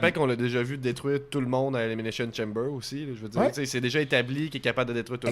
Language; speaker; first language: French; native; French